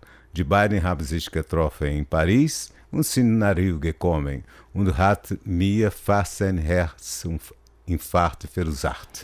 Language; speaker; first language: German; non-native, learner; Portuguese